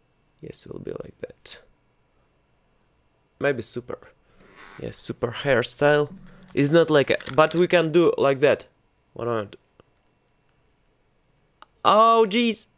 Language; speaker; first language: English; non-native, fluent; Russian